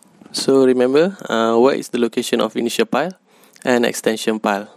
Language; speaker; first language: English; non-native, local second language; Malay